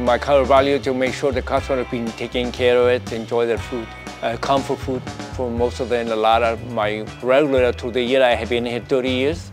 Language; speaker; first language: English; non-native, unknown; Chinese